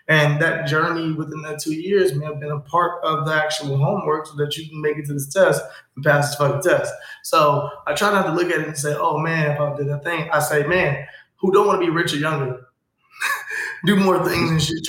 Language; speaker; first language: English; native; English